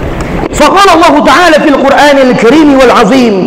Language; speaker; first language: Arabic; non-native, fluent; Indonesian